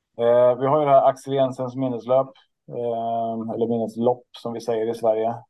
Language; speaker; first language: Swedish; native; Swedish